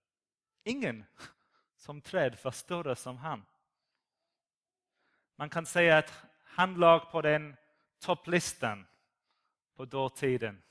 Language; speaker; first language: Swedish; non-native, learner; English